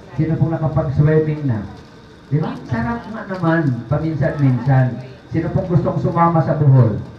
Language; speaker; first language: Filipino; non-native, local second language; Cebuano